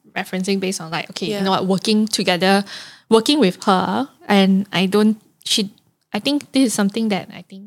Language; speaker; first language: English; non-native, local second language; Cantonese